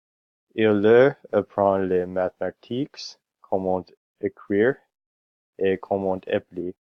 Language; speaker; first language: French; non-native, learner; English